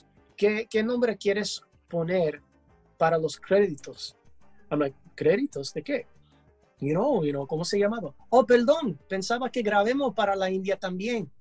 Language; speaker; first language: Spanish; early bilingual, heritage; English